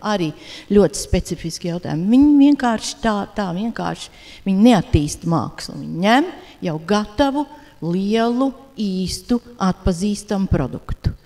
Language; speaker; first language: Latvian; native; Latvian